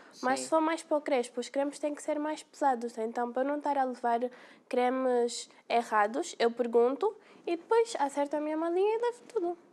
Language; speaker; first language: Portuguese; native; Portuguese